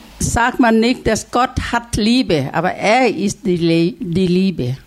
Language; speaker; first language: German; non-native, learner; Thai